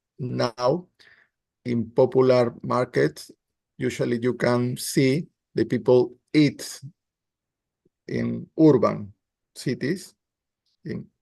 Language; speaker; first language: English; non-native, learner; Spanish